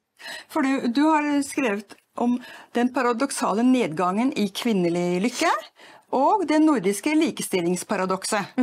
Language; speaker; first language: Norwegian; native; Norwegian